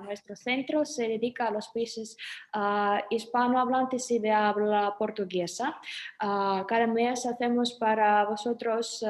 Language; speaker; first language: Spanish; non-native, fluent; Russian